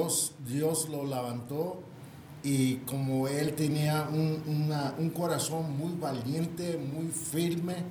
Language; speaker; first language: Spanish; early bilingual, heritage; Spanish